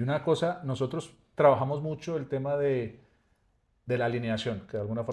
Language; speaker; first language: Spanish; native; Spanish